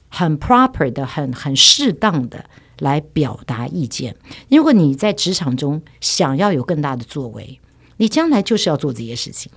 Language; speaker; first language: Chinese; native; Chinese